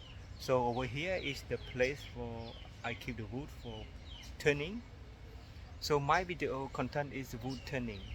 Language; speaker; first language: English; non-native, learner; Khmer